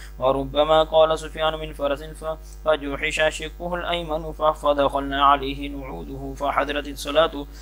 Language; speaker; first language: Arabic; non-native, fluent; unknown